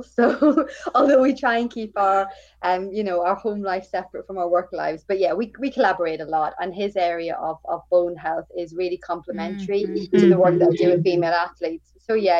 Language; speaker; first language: English; native; English